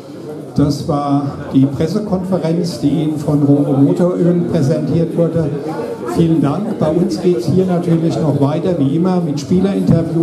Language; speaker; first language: German; native; German